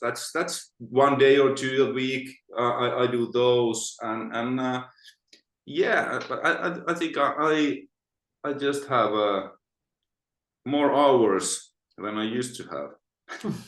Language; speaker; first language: English; non-native, fluent; Finnish